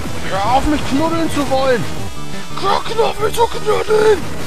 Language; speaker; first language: German; native; German